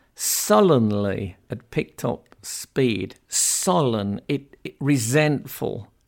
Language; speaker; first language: English; native; English